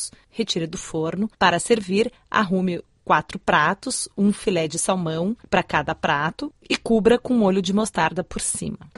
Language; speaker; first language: Portuguese; native; Portuguese